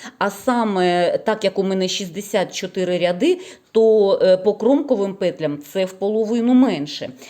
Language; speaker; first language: Ukrainian; non-native, local second language; Russian